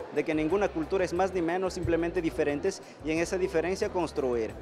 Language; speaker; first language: Spanish; native; Spanish